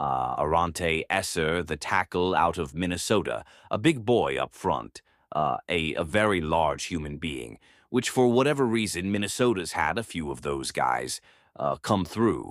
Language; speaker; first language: English; native; English